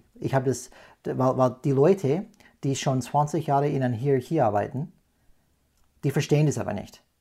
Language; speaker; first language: German; non-native, fluent; English